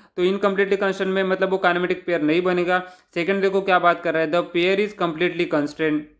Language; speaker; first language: Hindi; non-native, local second language; Marathi